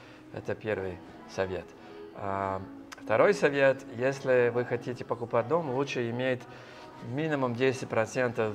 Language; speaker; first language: Russian; non-native, fluent; English